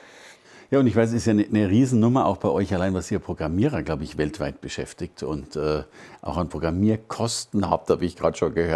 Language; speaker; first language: German; native; German